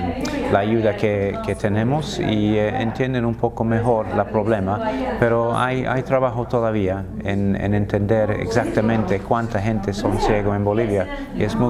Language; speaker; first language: Spanish; non-native, fluent; English